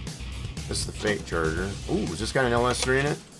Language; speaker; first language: English; native; English